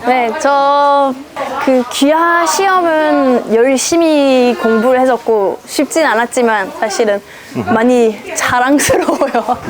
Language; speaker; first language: Korean; non-native, fluent; German